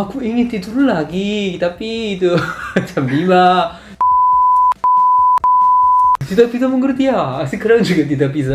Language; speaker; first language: Indonesian; non-native, learner; Korean